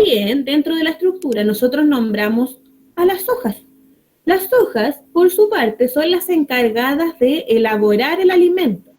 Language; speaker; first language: Spanish; native; Spanish